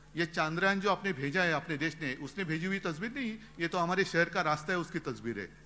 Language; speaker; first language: Hindi; non-native, local second language; Marathi